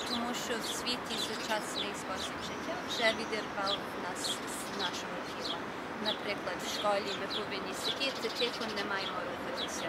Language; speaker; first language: Ukrainian; early bilingual, heritage; Ukrainian